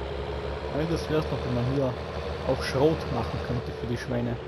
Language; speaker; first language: German; native; German